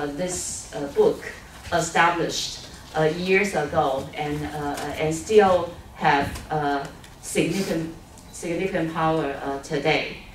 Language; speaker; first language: English; non-native, fluent; Chinese